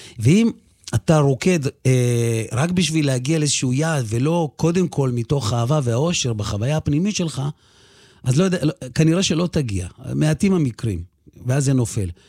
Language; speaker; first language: Hebrew; early bilingual, other home language; Russian